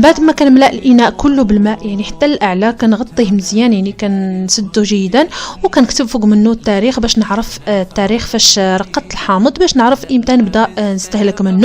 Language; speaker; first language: Arabic; native; Arabic